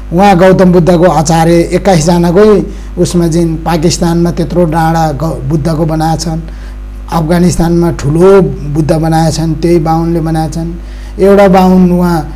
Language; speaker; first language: Nepali; non-native, local second language; Eastern Tamang